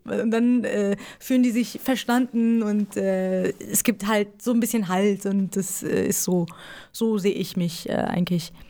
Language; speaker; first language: German; early bilingual, other home language; Persian